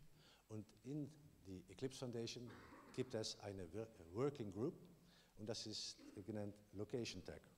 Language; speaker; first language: German; non-native, learner; Dutch